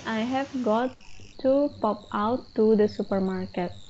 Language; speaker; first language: English; non-native, fluent; Indonesian